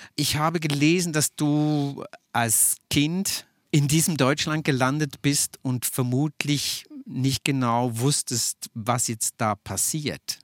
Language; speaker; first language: German; native; German